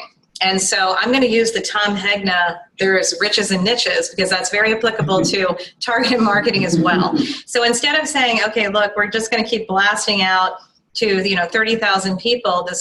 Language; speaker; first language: English; native; English